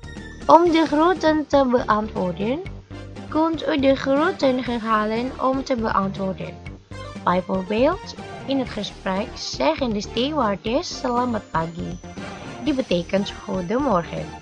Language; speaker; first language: Dutch; non-native, fluent; Indonesian